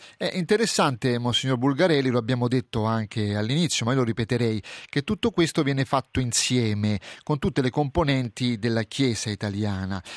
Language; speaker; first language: Italian; native; Italian